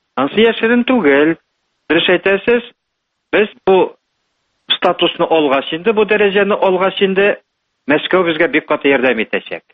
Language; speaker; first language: Tatar; native; Tatar